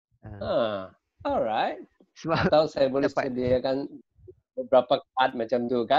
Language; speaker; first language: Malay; non-native, local second language; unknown